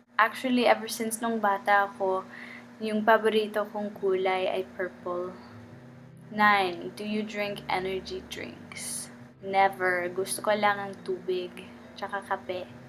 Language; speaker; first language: Filipino; early bilingual, heritage; Filipino